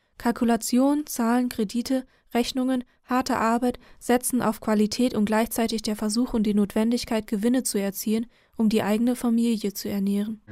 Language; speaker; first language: German; early bilingual, other home language; Vietnamese